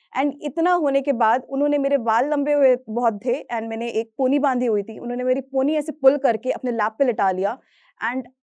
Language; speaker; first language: Hindi; native; Hindi